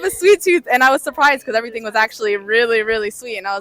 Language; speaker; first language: English; native; English